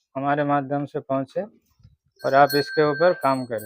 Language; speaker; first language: Hindi; non-native, local second language; Bangla